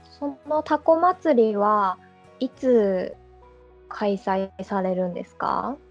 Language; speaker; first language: Japanese; native; Japanese